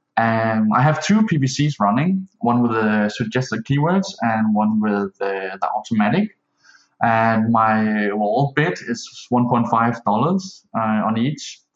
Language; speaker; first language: English; non-native, fluent; Danish